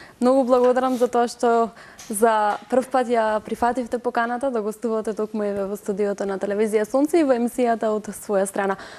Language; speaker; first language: Macedonian; native; Macedonian